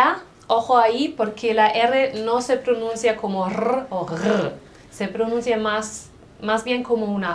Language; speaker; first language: Spanish; non-native, fluent; German